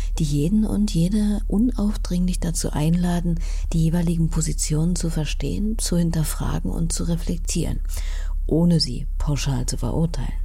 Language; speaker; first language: German; native; German